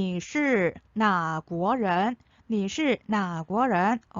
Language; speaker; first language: Chinese; non-native, fluent; Korean